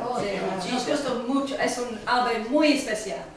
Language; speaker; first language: Spanish; non-native, learner; English